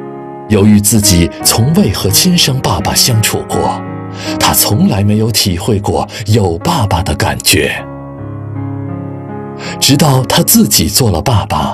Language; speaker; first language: Chinese; native; Chinese